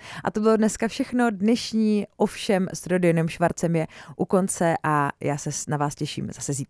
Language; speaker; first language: Czech; native; Czech